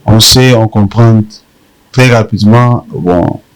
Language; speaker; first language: French; non-native, local second language; Rundi